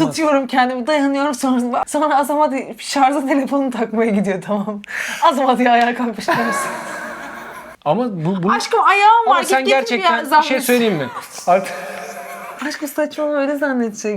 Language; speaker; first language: Turkish; native; Turkish